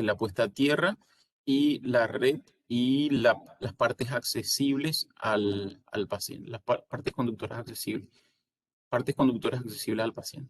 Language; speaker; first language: Spanish; native; Spanish